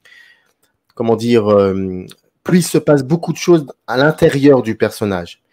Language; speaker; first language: French; native; French